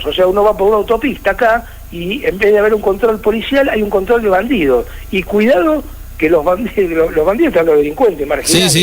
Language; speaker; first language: Spanish; native; Spanish